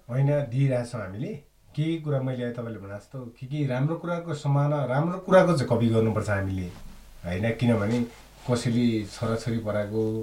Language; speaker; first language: Nepali; native; Nepali